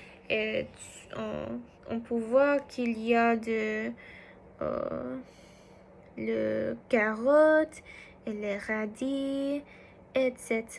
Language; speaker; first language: French; non-native, learner; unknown